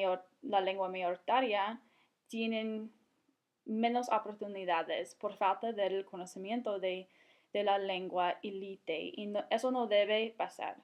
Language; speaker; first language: Spanish; non-native, fluent; English